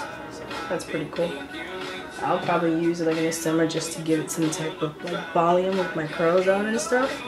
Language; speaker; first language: English; native; English